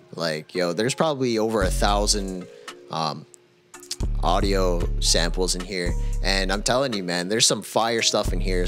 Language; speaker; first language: English; native; English